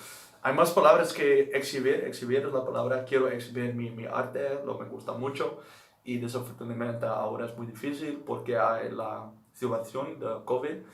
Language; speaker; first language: Spanish; non-native, learner; Dutch